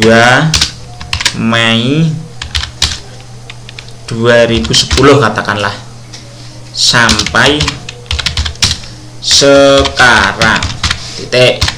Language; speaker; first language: Indonesian; non-native, local second language; Javanese